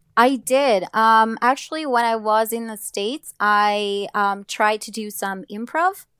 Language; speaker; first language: English; non-native, fluent; Italian